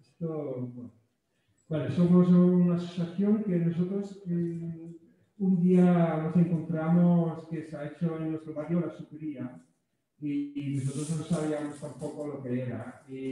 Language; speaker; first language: Spanish; non-native, fluent; Dutch